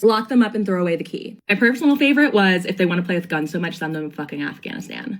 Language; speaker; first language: English; native; English